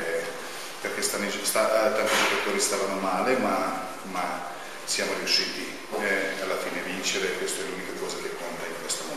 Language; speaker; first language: Italian; non-native, fluent; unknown